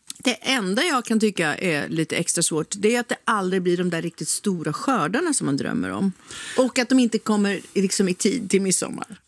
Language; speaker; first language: Swedish; native; Swedish